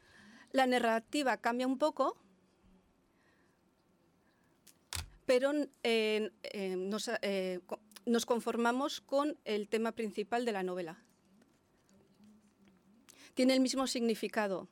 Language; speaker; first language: Spanish; non-native, fluent; Lithuanian